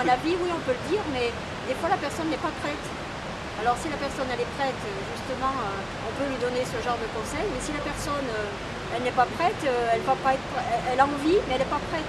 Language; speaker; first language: French; native; French